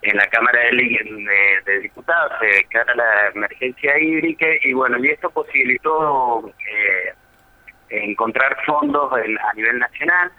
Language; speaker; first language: Spanish; native; Spanish